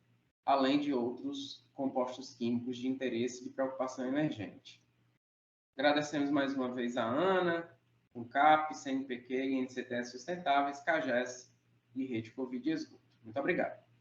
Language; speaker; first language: Portuguese; native; Portuguese